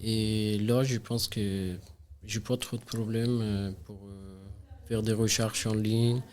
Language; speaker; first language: French; non-native, learner; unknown